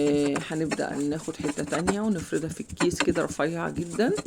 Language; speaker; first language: Arabic; native; Arabic